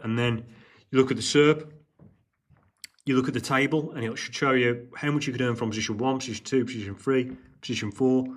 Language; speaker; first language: English; native; English